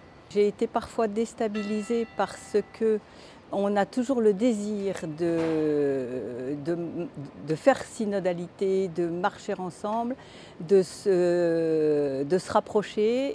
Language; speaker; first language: French; native; French